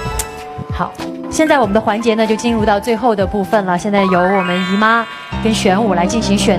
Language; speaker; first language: Chinese; native; Chinese